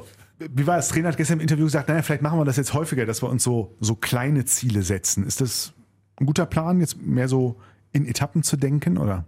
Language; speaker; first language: German; native; German